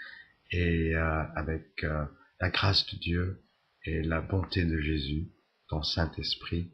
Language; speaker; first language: French; native; French